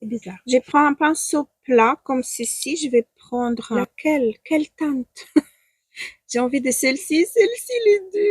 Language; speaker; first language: French; non-native, fluent; Ukrainian